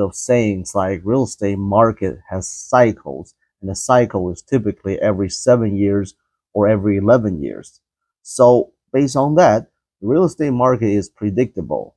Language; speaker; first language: English; non-native, fluent; Chinese